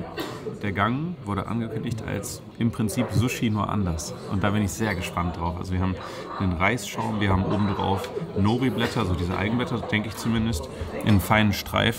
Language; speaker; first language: German; native; German